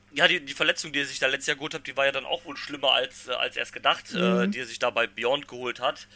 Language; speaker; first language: German; native; German